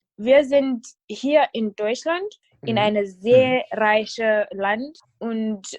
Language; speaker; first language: German; non-native, fluent; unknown